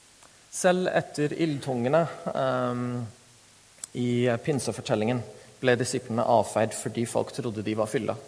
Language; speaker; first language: Norwegian; non-native, fluent; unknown